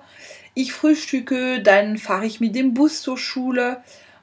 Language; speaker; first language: German; non-native, fluent; French